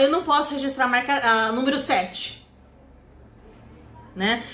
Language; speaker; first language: Portuguese; native; Portuguese